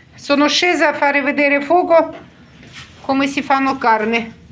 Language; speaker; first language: Italian; non-native, learner; Russian